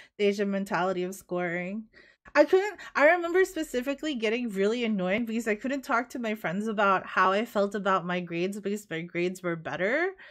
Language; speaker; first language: English; native; English